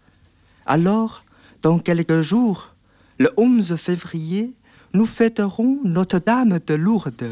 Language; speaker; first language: French; non-native, fluent; Chinese